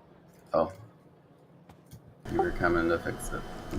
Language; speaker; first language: English; native; English